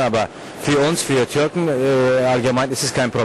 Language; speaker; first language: German; non-native, fluent; Turkish